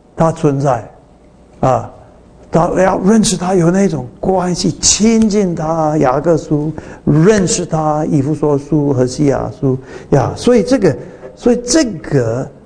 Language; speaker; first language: Chinese; non-native, fluent; English